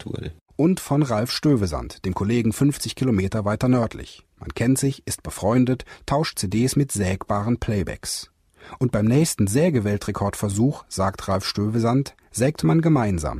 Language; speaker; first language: German; native; German